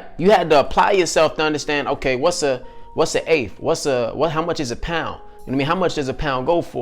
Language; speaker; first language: English; native; English